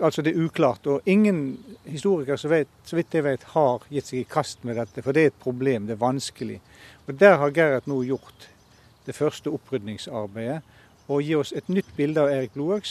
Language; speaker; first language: Norwegian; native; Norwegian